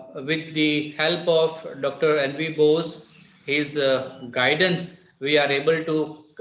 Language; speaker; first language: English; non-native, local second language; Gujarati